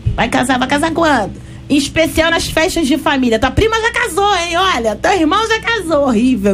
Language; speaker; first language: Portuguese; native; Portuguese